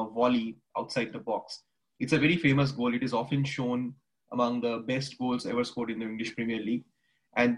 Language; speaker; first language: English; non-native, local second language; Bangla